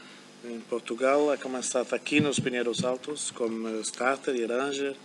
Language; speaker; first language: Spanish; non-native, learner; German